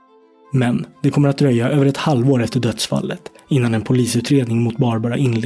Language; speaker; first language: Swedish; native; Swedish